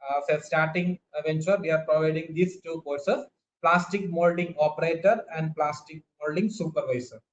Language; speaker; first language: English; non-native, local second language; Malayalam